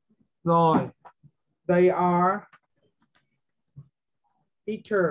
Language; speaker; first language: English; non-native, fluent; Vietnamese